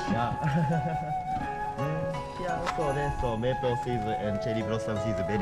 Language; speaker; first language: English; non-native, learner; Japanese